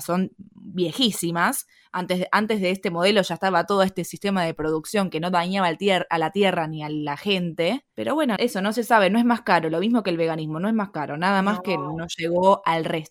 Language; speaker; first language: Spanish; native; Spanish